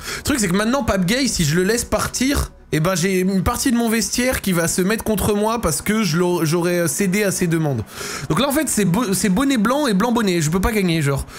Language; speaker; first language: French; native; French